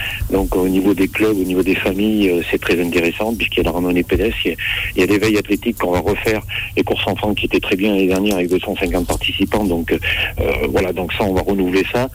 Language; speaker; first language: French; native; French